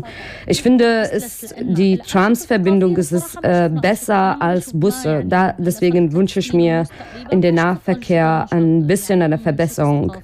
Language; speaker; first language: German; non-native, learner; Arabic